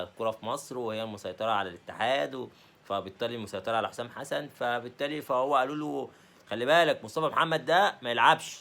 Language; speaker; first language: Arabic; native; Arabic